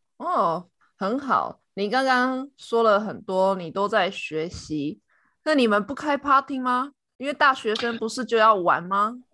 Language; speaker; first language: Chinese; native; Chinese